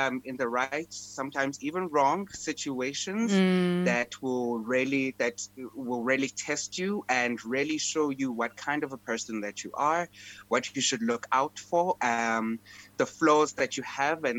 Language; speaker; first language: English; non-native, local second language; Xhosa